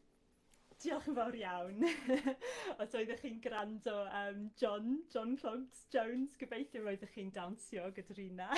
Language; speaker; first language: Welsh; non-native, fluent; English